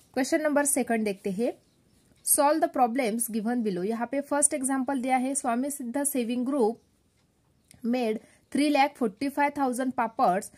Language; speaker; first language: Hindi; non-native, local second language; Marathi